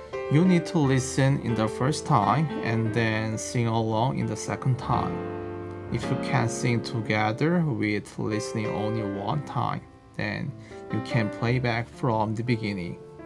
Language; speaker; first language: English; non-native, fluent; Korean